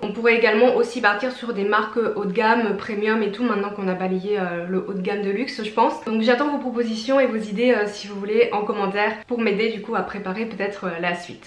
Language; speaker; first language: French; native; French